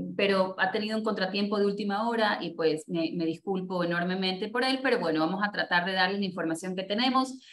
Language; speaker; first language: Spanish; native; Spanish